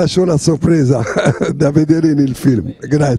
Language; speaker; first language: Italian; non-native, fluent; Arabic